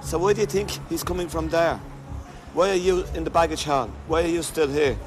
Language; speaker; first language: English; native; English